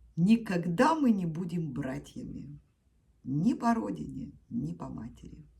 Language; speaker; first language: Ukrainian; non-native, local second language; Russian